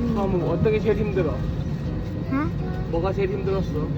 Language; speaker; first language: Korean; native; Korean